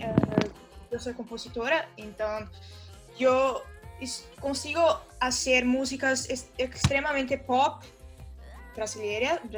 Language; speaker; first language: Spanish; non-native, learner; Portuguese